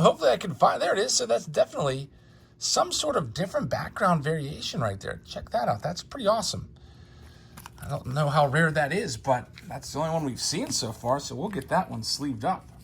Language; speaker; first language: English; native; English